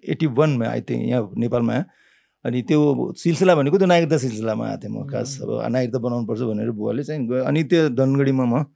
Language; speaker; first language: Nepali; early bilingual, heritage; Nepali